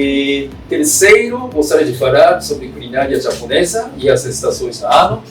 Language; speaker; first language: Portuguese; non-native, fluent; Japanese